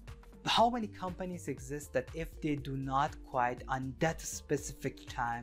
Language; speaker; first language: English; non-native, fluent; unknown